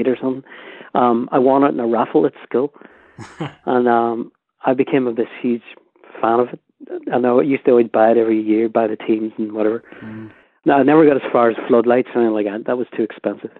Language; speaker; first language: English; native; English